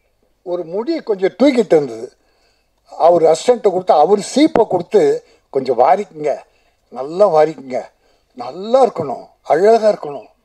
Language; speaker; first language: Tamil; native; Tamil